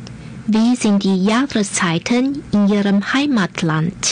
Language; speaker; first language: German; non-native, fluent; Chinese